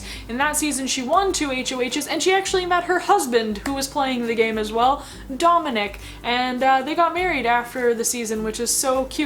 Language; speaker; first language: English; native; English